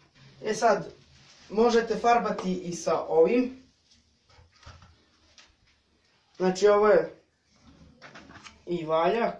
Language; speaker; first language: Serbian; native; Serbian